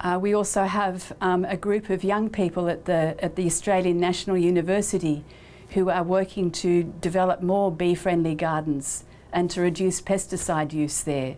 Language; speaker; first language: English; native; English